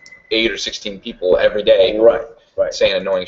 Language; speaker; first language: English; native; English